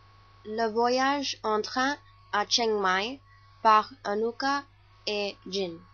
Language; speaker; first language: French; non-native, learner; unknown